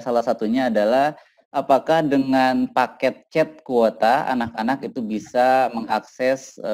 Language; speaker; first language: Indonesian; native; Indonesian